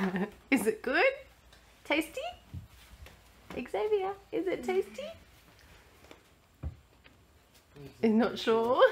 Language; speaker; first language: English; native; English